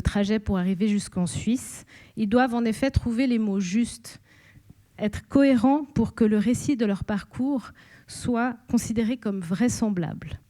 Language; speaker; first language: French; native; French